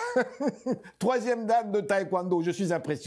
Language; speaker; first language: French; non-native, local second language; Lingala